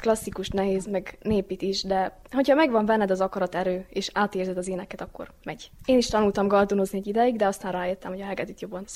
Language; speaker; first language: Hungarian; native; Hungarian